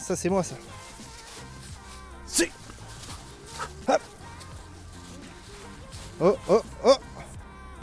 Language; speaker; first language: French; native; French